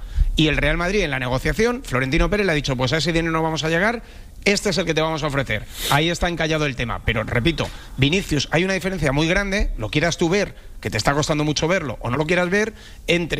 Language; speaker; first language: Spanish; native; Spanish